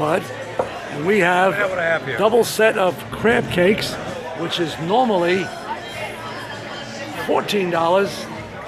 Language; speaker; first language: English; native; English